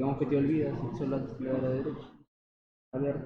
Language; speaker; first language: Spanish; native; Spanish